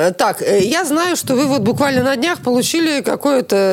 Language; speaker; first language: Russian; native; Russian